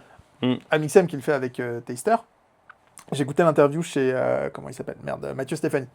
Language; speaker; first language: French; native; French